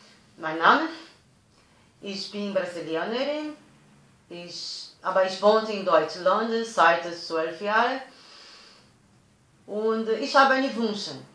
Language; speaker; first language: German; non-native, learner; Portuguese